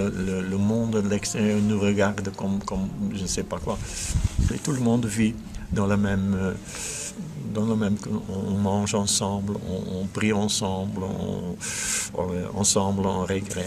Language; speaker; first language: French; non-native, fluent; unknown